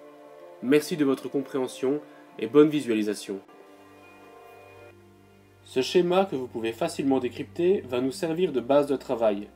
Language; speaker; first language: French; native; French